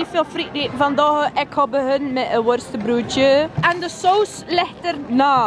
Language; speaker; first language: Dutch; native; Dutch